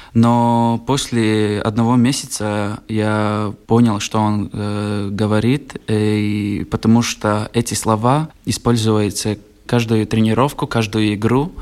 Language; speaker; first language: Russian; non-native, local second language; Latvian